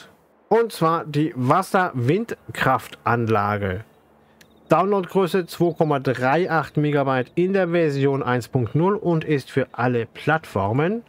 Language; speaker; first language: German; native; German